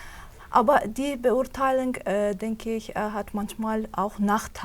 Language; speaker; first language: German; non-native, fluent; Azerbaijani